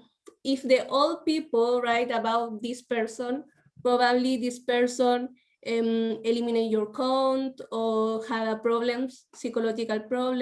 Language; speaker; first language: English; non-native, learner; Spanish